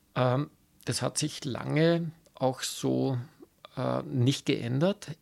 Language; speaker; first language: German; native; German